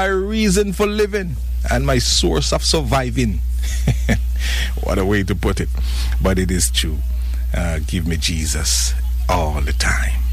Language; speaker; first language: English; non-native, local second language; Jamaican Creole English